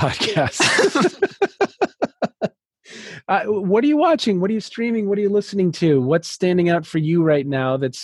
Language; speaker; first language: English; native; English